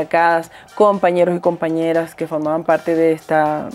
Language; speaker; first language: Spanish; native; Spanish